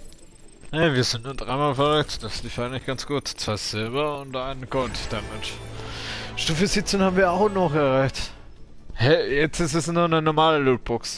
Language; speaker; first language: German; native; German